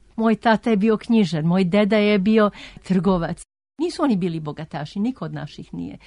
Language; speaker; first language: Serbian; early bilingual, heritage; Serbian